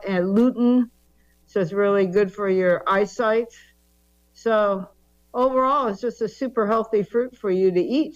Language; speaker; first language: English; native; English